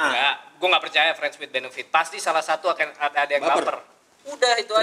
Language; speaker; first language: Indonesian; native; Indonesian